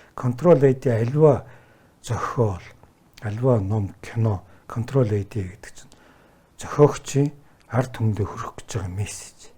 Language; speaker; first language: Mongolian; native; Mongolian